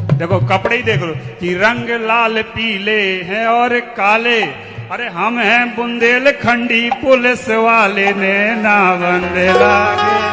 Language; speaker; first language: Hindi; native; Hindi